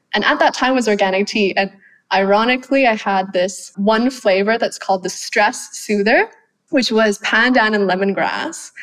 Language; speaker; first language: English; non-native, fluent; Thai